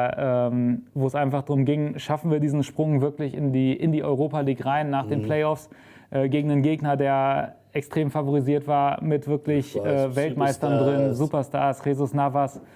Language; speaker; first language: German; native; German